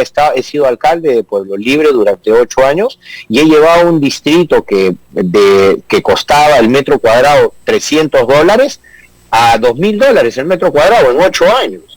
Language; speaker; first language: Spanish; native; Spanish